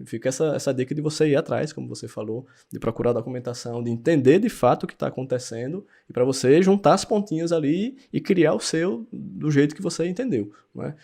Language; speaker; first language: Portuguese; native; Portuguese